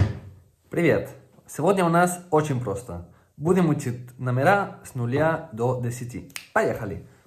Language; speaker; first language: Russian; non-native, fluent; Catalan